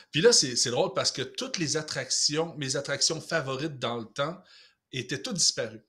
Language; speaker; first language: French; native; French